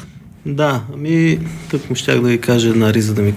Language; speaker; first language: Bulgarian; native; Bulgarian